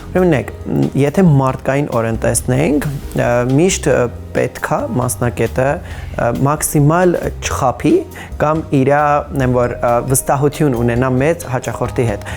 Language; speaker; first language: Armenian; native; Armenian